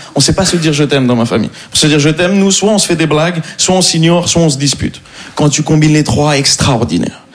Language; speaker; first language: French; non-native, local second language; Arabic